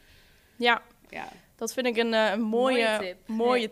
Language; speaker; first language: Dutch; native; Dutch